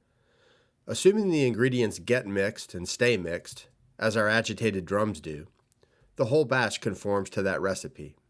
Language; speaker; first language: English; native; English